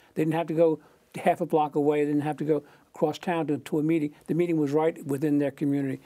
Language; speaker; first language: English; native; English